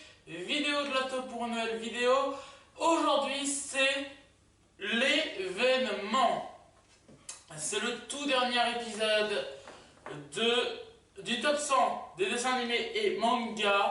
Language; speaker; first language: French; native; French